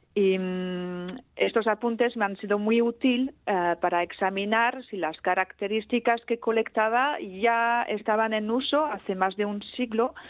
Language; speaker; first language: Spanish; non-native, fluent; Basque